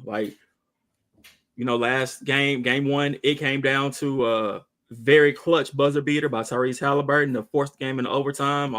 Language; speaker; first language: English; native; English